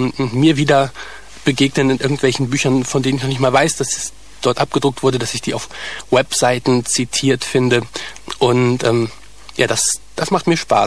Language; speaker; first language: German; native; German